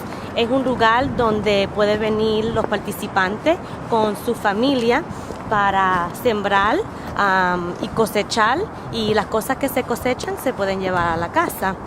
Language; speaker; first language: Spanish; early bilingual, heritage; Spanish